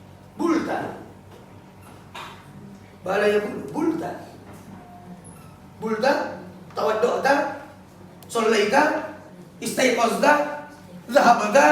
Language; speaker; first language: Arabic; non-native, learner; Indonesian